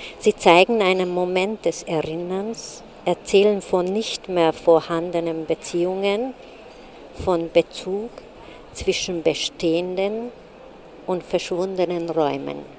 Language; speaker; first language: German; non-native, fluent; Hungarian